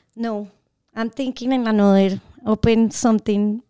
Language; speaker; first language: English; non-native, learner; Spanish